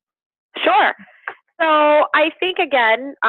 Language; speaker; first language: English; native; English